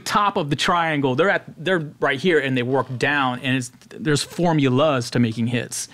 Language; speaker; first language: English; native; English